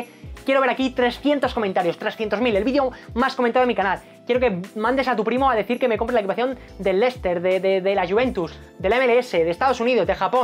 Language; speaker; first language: Spanish; native; Spanish